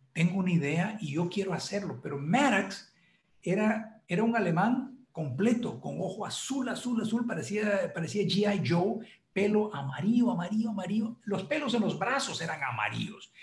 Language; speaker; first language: Spanish; native; Spanish